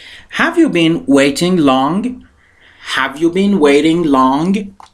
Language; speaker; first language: English; non-native, fluent; Persian